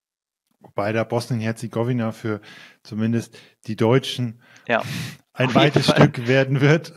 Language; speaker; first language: German; native; German